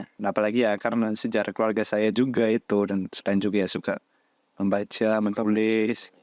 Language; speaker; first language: Indonesian; non-native, fluent; Dutch